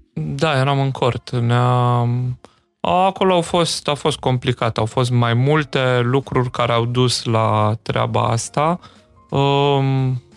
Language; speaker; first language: Romanian; native; Romanian